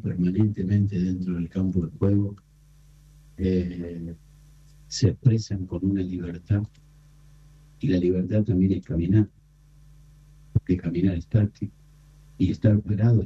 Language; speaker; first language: Spanish; native; Spanish